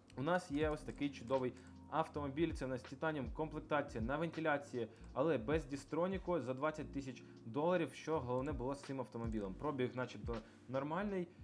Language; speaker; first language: Ukrainian; non-native, local second language; Russian